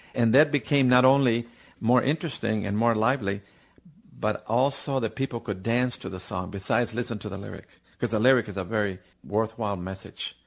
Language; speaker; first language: English; native; English